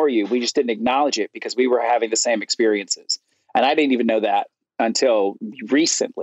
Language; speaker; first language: English; native; English